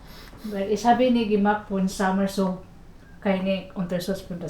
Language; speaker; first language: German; non-native, learner; Cebuano